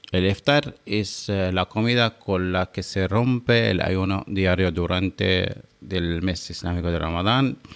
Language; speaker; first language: Spanish; non-native, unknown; Arabic